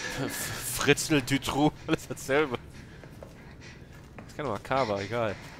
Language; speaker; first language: German; native; German